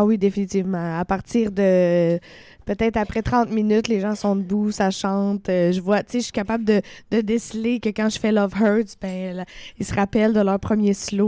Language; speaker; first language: French; native; French